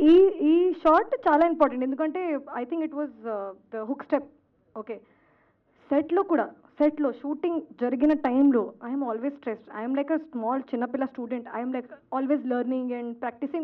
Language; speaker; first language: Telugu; non-native, fluent; Hindi